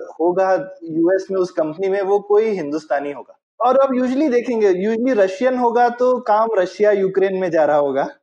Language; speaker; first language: Hindi; native; Hindi